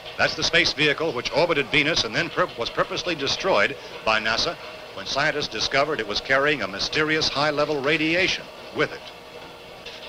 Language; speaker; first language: English; non-native, fluent; Danish